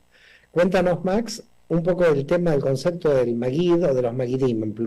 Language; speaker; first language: Spanish; native; Spanish